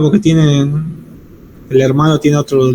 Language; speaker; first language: Spanish; native; Spanish